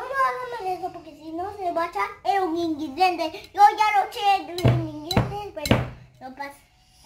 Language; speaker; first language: Spanish; early bilingual, heritage; Spanish